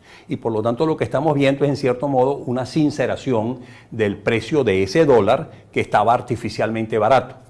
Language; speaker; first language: Spanish; native; Spanish